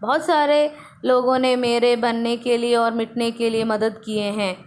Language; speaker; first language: Hindi; non-native, local second language; Malayalam